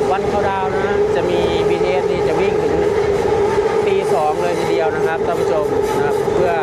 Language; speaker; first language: Thai; native; Thai